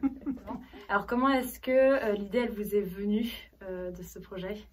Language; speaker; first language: French; native; French